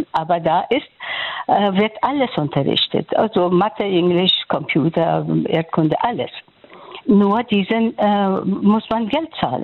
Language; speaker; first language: German; non-native, fluent; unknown